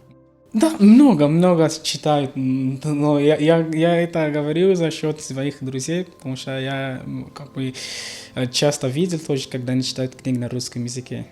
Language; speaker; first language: Russian; non-native, learner; Portuguese